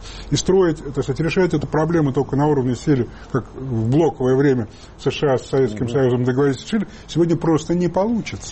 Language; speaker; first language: Russian; native; Russian